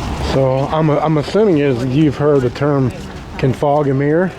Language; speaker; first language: English; native; English